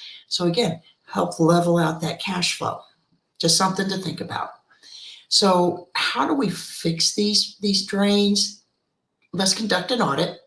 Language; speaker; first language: English; native; English